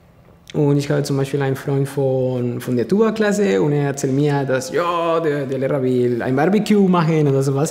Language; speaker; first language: German; non-native, fluent; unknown